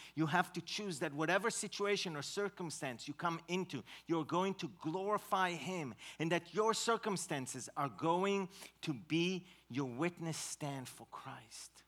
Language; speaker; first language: English; non-native, fluent; Hebrew